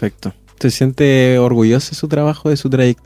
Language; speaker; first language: Spanish; native; Spanish